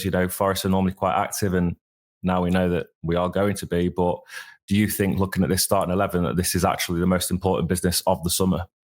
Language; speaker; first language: English; native; English